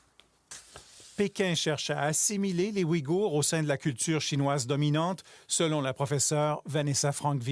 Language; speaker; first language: French; native; French